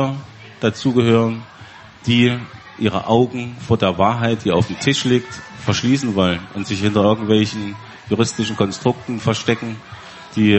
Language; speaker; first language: German; native; German